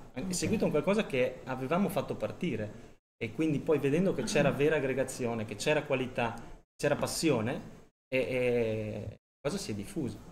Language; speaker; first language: Italian; native; Italian